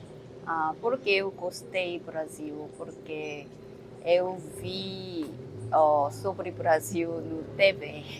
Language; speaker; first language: Portuguese; non-native, learner; Korean